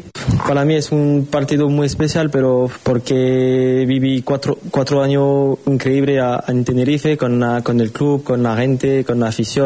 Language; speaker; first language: Spanish; non-native, learner; French